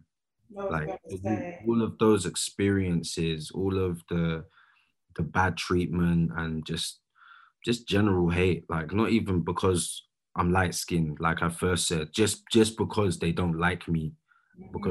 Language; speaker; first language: English; native; English